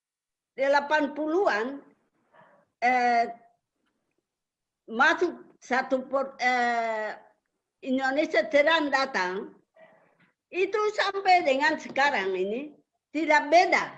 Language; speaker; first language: Indonesian; non-native, local second language; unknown